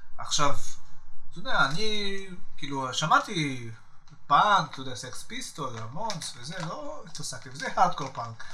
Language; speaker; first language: Hebrew; native; Hebrew